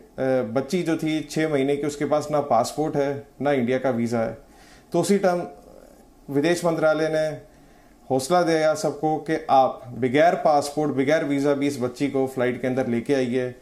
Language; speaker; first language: Hindi; native; Hindi